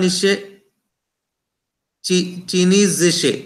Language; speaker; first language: German; non-native, learner; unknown